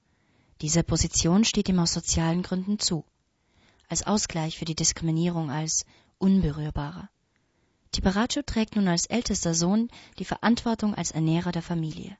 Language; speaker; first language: German; native; German